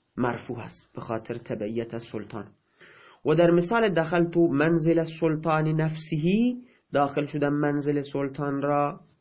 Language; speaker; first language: Persian; non-native, local second language; Baluchi